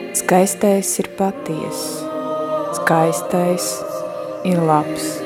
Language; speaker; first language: Latvian; native; Latvian